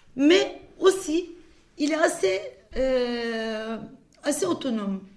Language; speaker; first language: French; non-native, fluent; Turkish